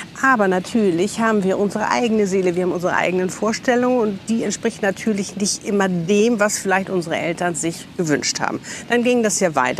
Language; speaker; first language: German; native; German